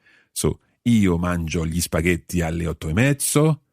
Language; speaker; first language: Italian; non-native, fluent; English